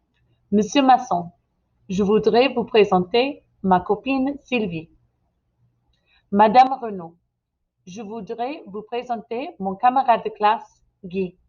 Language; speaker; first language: French; non-native, fluent; English